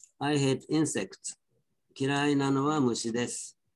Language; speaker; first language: Japanese; native; Japanese